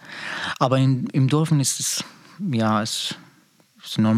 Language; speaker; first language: German; non-native, learner; Persian